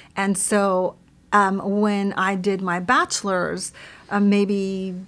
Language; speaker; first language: English; early bilingual, other home language; Spanish